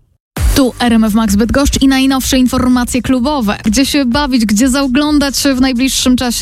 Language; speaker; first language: Polish; native; Polish